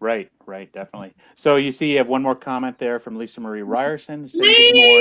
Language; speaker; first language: English; native; English